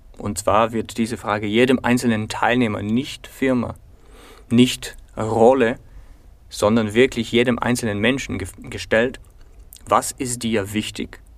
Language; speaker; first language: German; non-native, fluent; Bulgarian